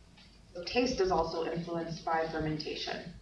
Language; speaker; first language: English; native; English